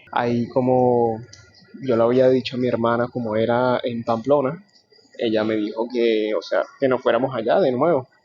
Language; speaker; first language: Spanish; native; Spanish